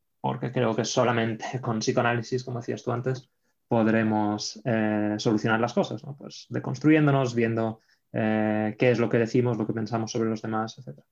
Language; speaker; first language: Spanish; non-native, local second language; Catalan